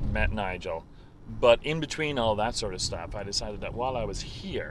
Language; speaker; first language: English; native; English